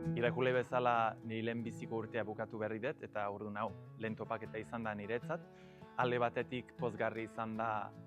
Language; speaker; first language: Basque; non-native, fluent; English